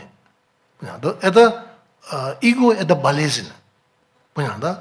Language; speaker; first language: Russian; non-native, learner; Tibetan